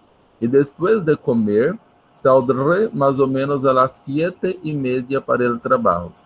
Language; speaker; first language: Spanish; non-native, fluent; Portuguese